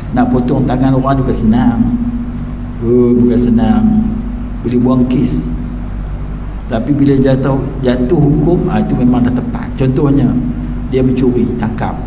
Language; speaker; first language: Malay; native; Malay